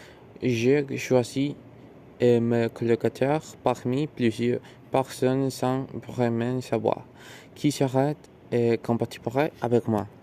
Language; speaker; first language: French; non-native, learner; Spanish